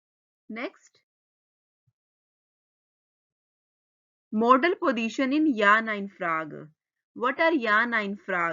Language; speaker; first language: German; non-native, fluent; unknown